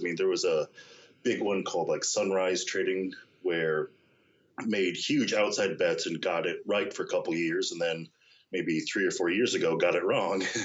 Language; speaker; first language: English; native; English